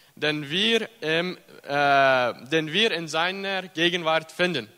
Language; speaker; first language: German; early bilingual, heritage; English